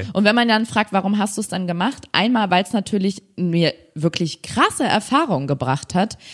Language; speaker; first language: German; native; German